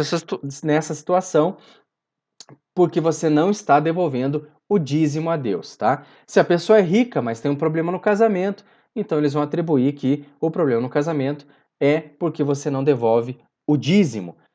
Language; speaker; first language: Portuguese; native; Portuguese